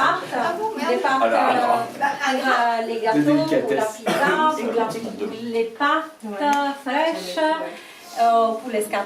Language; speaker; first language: French; non-native, learner; Italian